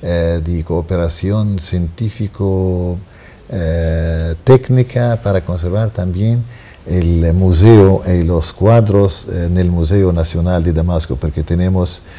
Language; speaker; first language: Spanish; non-native, fluent; Arabic